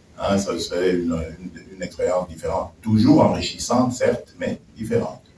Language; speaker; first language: French; non-native, local second language; Luba-Lulua